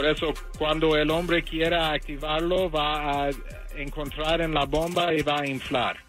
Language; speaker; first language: Spanish; early bilingual, heritage; English